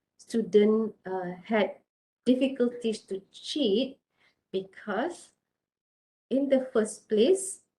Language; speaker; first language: English; non-native, local second language; Malay